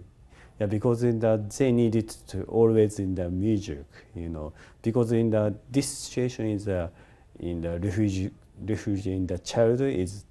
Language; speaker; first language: English; non-native, learner; Japanese